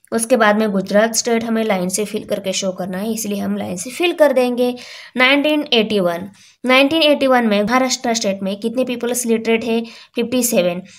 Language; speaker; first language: Hindi; non-native, local second language; Marathi